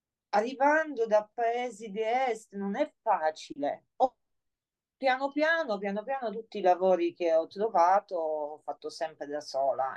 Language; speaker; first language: Italian; non-native, fluent; Polish